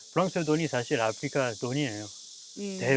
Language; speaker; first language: Korean; non-native, fluent; French